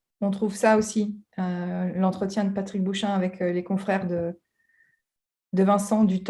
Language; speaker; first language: French; native; French